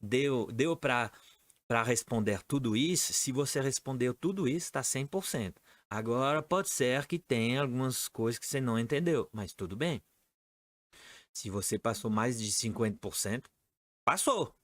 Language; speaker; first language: Portuguese; non-native, fluent; French